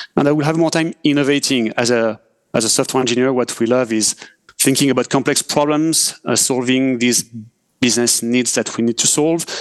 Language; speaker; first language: English; non-native, fluent; French